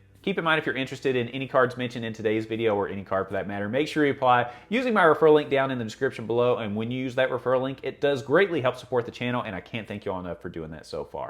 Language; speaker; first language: English; native; English